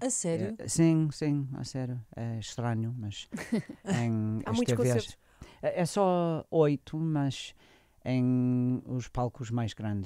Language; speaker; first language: Portuguese; non-native, learner; English